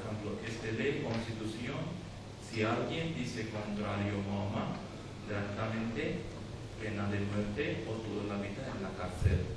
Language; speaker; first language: Spanish; non-native, learner; Urdu